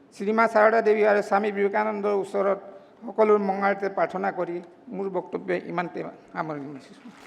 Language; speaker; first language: Assamese; non-native, local second language; Mising